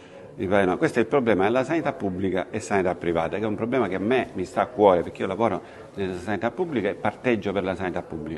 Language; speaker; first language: Italian; native; Italian